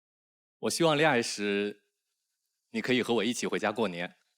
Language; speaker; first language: Chinese; native; Chinese